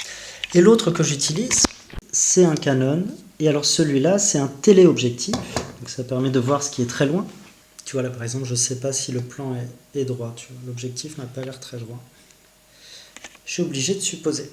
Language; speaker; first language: French; native; French